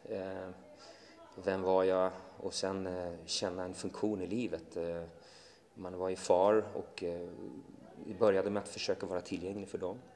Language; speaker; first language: Swedish; early bilingual, other home language; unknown